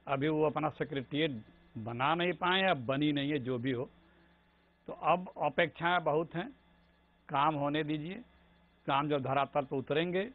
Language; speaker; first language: Hindi; native; Hindi